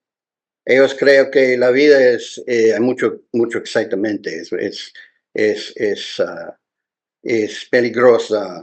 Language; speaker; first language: Spanish; non-native, learner; English